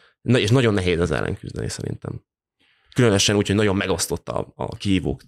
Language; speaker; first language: Hungarian; native; Hungarian